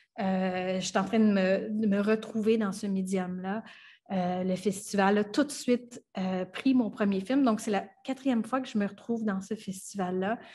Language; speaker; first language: French; non-native, local second language; English